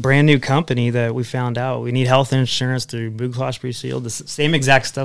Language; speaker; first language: English; native; English